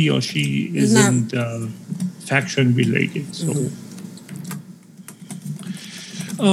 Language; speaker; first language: English; non-native, fluent; German